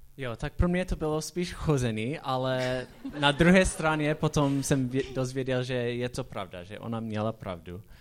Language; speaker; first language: Czech; non-native, fluent; English